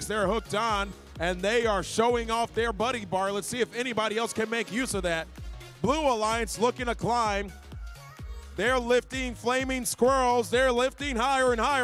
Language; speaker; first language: English; native; English